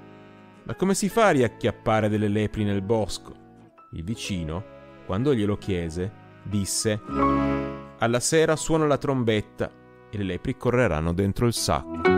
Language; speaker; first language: Italian; native; Italian